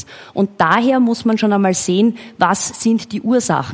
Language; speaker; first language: German; native; German